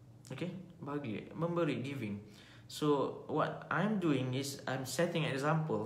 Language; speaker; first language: English; non-native, local second language; Malay